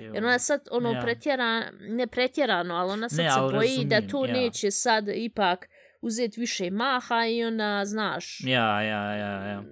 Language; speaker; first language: Bosnian; early bilingual, heritage; Bosnian